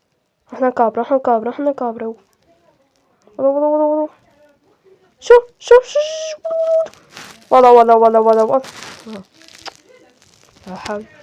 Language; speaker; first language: Arabic; native; Arabic